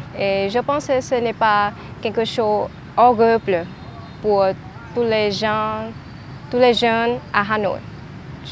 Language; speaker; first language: French; non-native, learner; Vietnamese